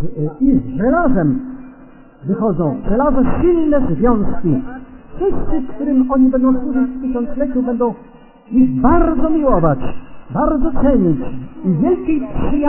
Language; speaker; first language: Polish; native; Polish